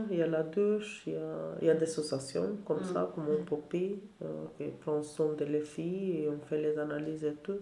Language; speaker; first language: French; non-native, learner; Albanian